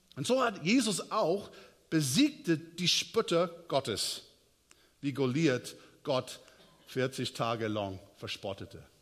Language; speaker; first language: German; non-native, fluent; English